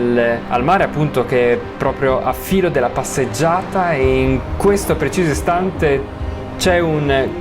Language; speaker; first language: Italian; native; Italian